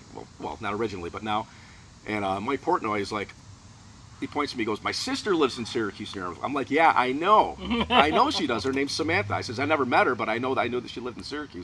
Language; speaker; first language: English; native; English